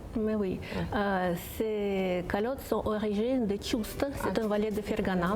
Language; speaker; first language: French; non-native, fluent; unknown